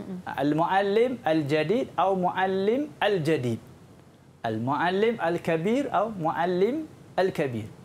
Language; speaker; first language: Arabic; non-native, fluent; Malay